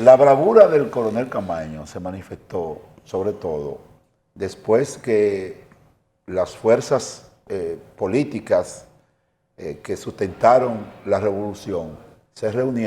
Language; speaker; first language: Spanish; native; Spanish